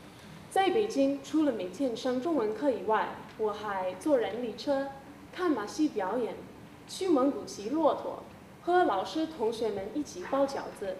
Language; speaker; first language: Chinese; non-native, learner; English